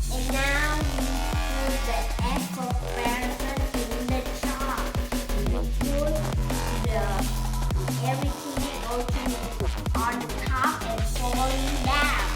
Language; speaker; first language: English; non-native, learner; Vietnamese